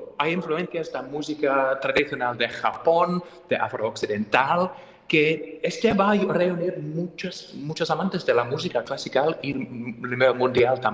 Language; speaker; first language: Spanish; non-native, fluent; English